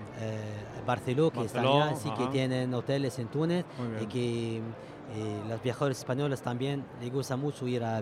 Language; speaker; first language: Spanish; non-native, fluent; Arabic